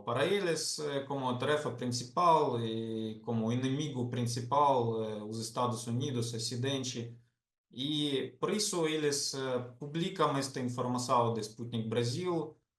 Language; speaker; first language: Portuguese; non-native, fluent; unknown